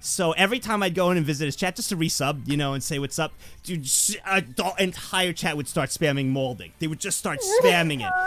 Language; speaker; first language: English; native; English